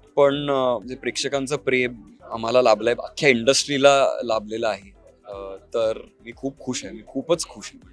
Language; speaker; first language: Marathi; non-native, local second language; Malayalam